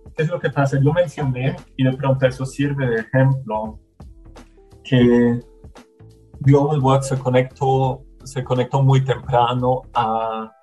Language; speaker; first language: Spanish; non-native, fluent; German